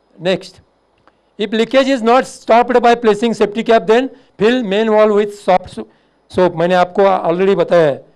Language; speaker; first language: Hindi; non-native, local second language; Marathi